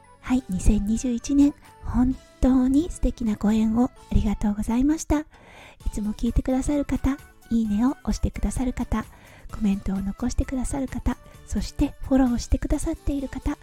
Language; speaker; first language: Japanese; native; Japanese